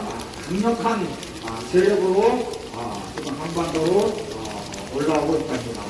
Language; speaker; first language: Korean; native; Korean